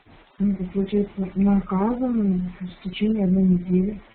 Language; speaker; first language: Russian; native; Russian